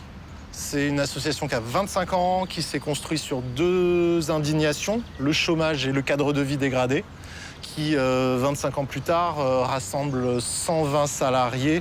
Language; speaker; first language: French; native; French